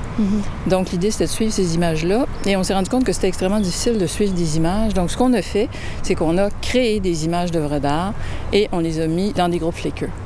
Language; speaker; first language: French; native; French